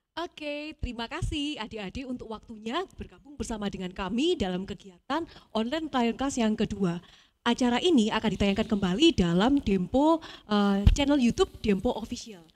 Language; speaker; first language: Indonesian; native; Indonesian